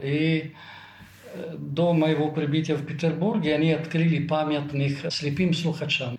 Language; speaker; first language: Russian; non-native, fluent; Italian